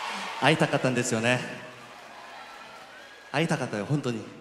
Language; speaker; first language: Japanese; non-native, fluent; Korean